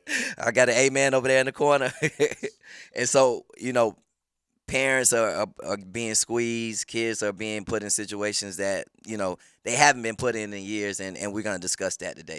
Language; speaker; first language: English; native; English